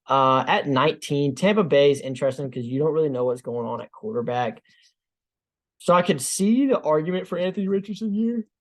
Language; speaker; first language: English; native; English